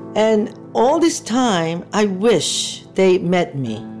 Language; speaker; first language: English; non-native, fluent; Korean